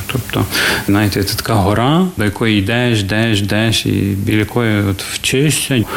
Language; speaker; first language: Ukrainian; native; Ukrainian